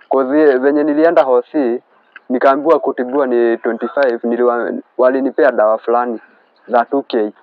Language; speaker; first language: Swahili; native; Swahili